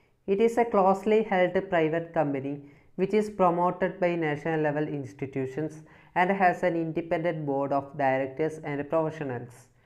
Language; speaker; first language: English; non-native, local second language; Malayalam